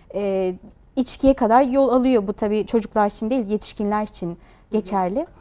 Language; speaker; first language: Turkish; non-native, fluent; Chinese